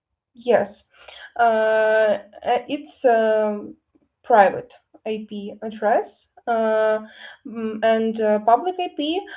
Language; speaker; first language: English; non-native, learner; Russian